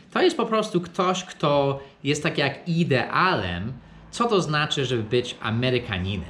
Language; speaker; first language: Polish; non-native, fluent; English